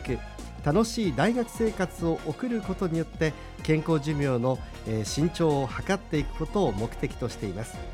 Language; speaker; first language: Japanese; native; Japanese